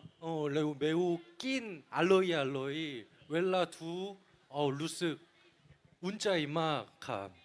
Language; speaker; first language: Thai; non-native, learner; Korean